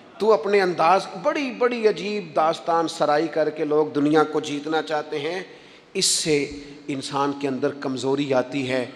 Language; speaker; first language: Urdu; non-native, local second language; Punjabi